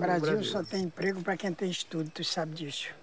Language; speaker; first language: Portuguese; native; Portuguese